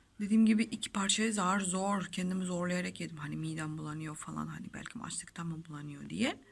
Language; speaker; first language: Turkish; non-native, fluent; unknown